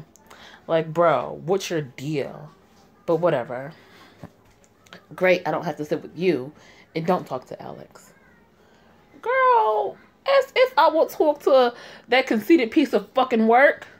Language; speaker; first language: English; native; English